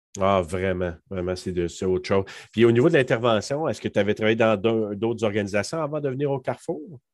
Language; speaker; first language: French; native; French